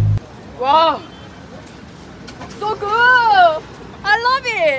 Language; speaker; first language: English; non-native, learner; Korean